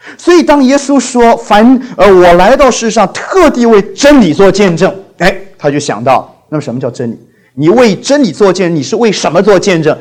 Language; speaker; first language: Chinese; non-native, local second language; Cantonese